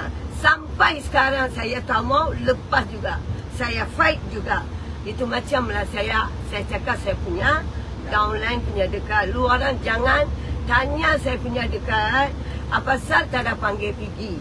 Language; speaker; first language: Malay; non-native, local second language; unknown